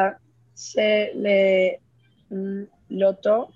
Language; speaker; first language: French; non-native, learner; Spanish